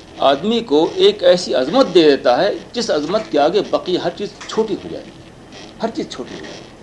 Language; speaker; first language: Urdu; native; Urdu